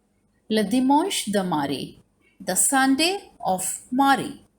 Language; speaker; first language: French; non-native, fluent; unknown